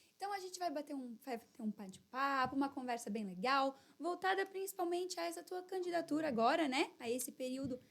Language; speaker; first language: Portuguese; native; Portuguese